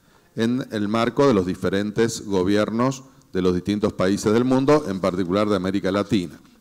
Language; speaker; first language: Spanish; native; Spanish